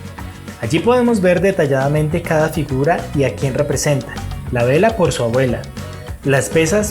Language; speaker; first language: Spanish; native; Spanish